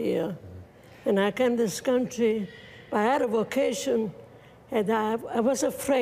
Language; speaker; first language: English; non-native, learner; Italian